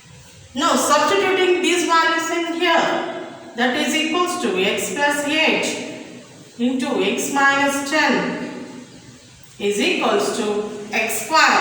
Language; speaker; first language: English; non-native, local second language; Kannada